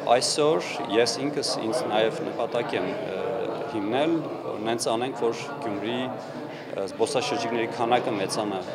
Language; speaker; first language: Armenian; native; Armenian